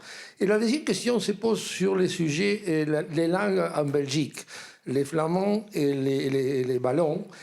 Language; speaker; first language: French; non-native, fluent; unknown